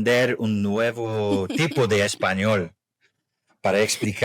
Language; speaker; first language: Spanish; non-native, learner; English